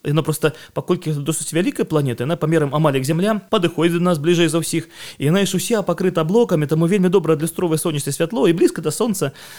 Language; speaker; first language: Belarusian; non-native, local second language; Russian